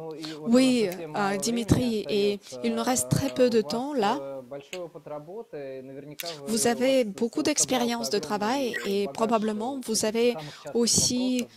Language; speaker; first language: French; non-native, fluent; Russian